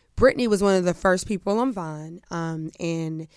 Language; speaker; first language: English; native; English